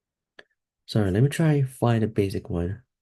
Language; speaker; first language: English; native; English